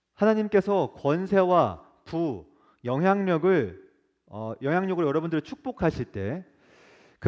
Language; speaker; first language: Korean; native; Korean